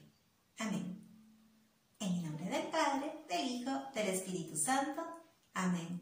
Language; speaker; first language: Spanish; native; Spanish